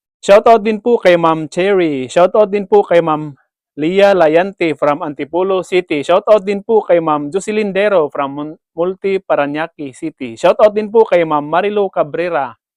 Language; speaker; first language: Filipino; non-native, local second language; Cebuano